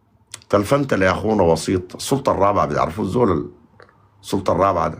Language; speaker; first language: Arabic; native; Arabic